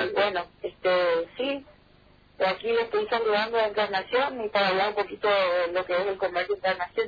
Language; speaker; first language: Spanish; native; Spanish